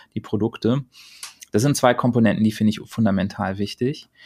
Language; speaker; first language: German; native; German